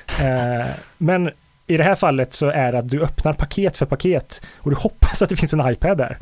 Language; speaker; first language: Swedish; native; Swedish